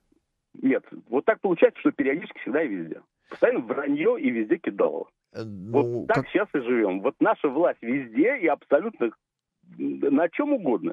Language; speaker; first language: Russian; native; Russian